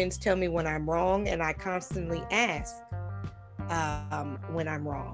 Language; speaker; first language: English; native; English